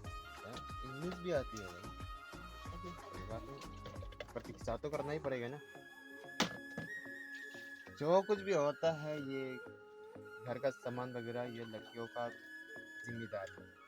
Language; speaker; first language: Hindi; non-native, local second language; Chakma